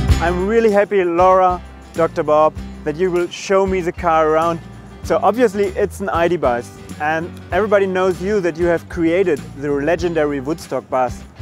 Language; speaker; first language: English; non-native, fluent; German